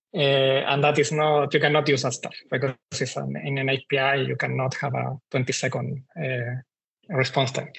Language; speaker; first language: English; non-native, fluent; Spanish